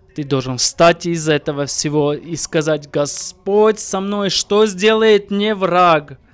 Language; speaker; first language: Russian; non-native, local second language; Armenian